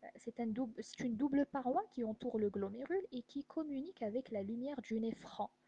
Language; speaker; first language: French; non-native, local second language; Arabic